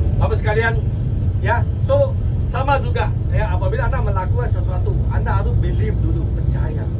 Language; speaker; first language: Malay; non-native, local second language; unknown